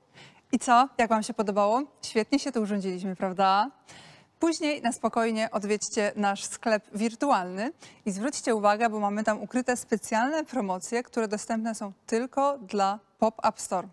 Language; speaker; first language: Polish; native; Polish